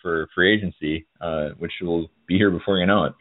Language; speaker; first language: English; native; English